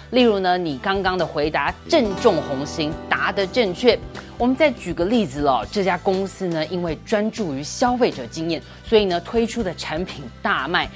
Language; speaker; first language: Chinese; native; Chinese